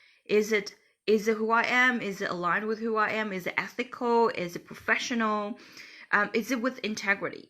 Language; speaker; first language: English; non-native, fluent; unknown